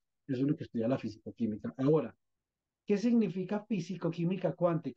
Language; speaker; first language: Spanish; native; Spanish